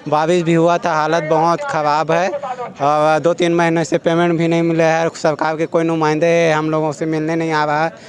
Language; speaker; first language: Hindi; native; Hindi